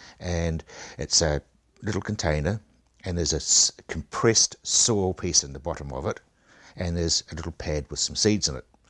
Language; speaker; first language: English; native; English